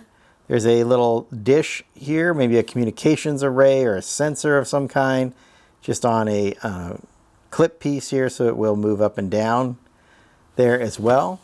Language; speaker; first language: English; native; English